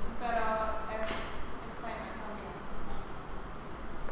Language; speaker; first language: Spanish; early bilingual, heritage; English